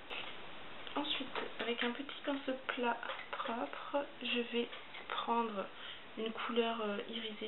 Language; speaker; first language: French; native; French